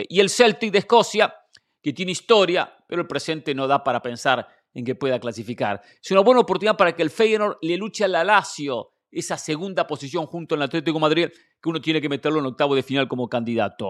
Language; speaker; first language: Spanish; native; Spanish